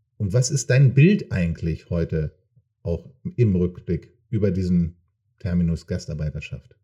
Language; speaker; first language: German; native; German